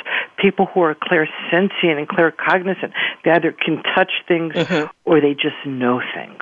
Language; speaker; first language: English; early bilingual, other home language; Spanish